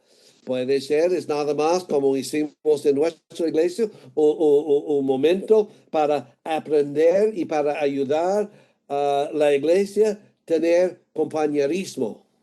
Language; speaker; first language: Spanish; non-native, fluent; English